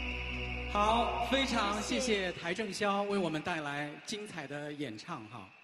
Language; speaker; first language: Chinese; native; Chinese